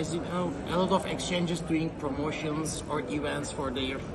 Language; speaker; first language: English; non-native, learner; Turkish